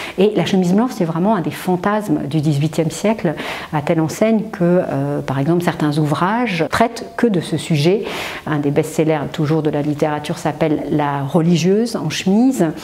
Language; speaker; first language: French; native; French